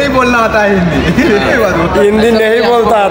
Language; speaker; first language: Hindi; non-native, learner; Bangla